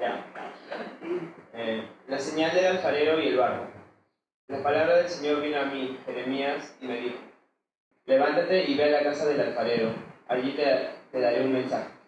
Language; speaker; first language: Spanish; native; Spanish